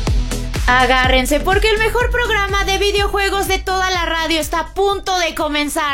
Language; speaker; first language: Spanish; native; Spanish